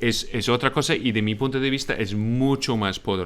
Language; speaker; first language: Spanish; non-native, fluent; English